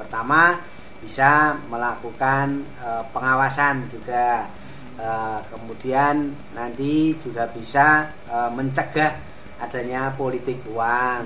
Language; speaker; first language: Indonesian; native; Indonesian